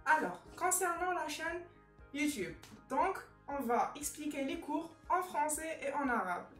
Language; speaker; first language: French; non-native, local second language; Arabic